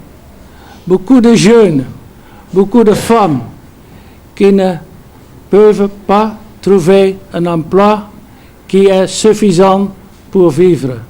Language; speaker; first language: French; non-native, fluent; Dutch